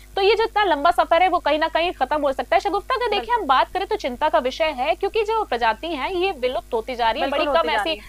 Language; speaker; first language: Hindi; native; Hindi